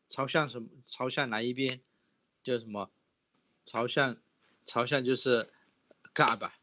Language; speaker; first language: Chinese; native; Chinese